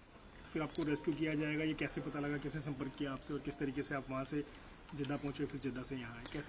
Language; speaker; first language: Hindi; native; Hindi